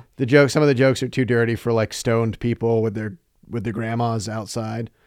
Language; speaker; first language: English; native; English